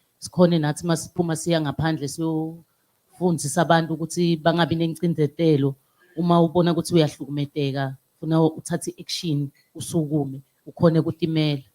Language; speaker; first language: Zulu; non-native, local second language; Swati